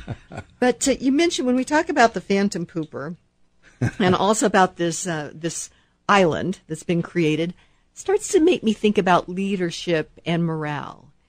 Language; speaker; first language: English; native; English